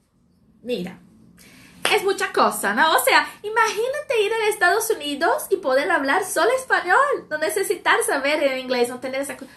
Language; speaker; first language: Spanish; non-native, fluent; Portuguese